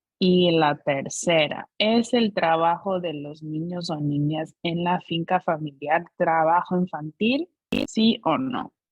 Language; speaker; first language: Spanish; non-native, fluent; English